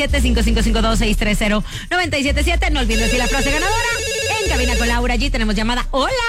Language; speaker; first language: Spanish; native; Spanish